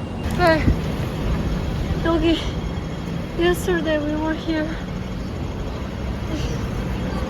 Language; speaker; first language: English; non-native, fluent; Korean